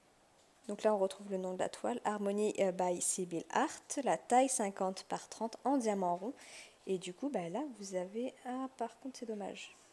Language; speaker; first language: French; native; French